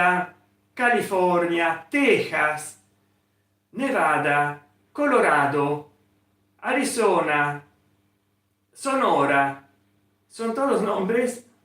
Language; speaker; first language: Spanish; non-native, fluent; Italian